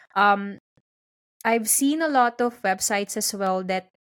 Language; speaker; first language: English; non-native, local second language; Filipino